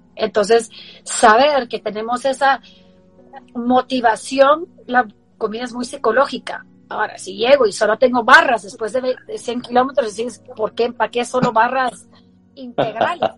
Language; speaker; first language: Spanish; early bilingual, heritage; Spanish